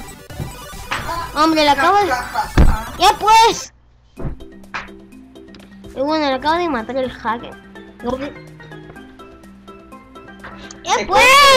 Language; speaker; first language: Spanish; native; Spanish